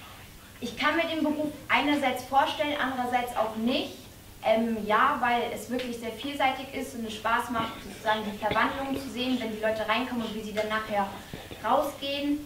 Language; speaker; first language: German; native; German